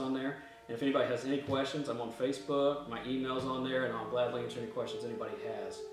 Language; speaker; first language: English; native; English